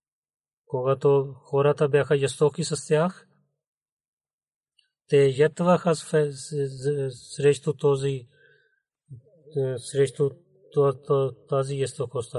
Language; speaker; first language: Bulgarian; non-native, fluent; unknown